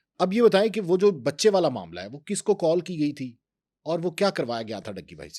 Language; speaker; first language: Urdu; native; Urdu